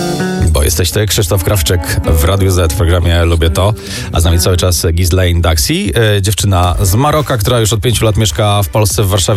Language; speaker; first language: Polish; native; Polish